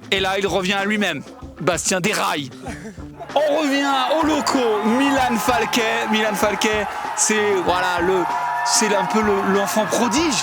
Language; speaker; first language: French; native; French